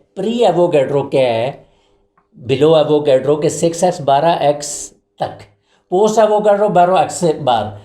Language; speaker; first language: Urdu; non-native, local second language; Punjabi